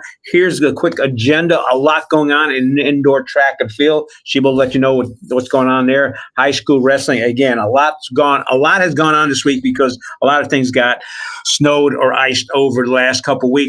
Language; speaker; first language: English; native; English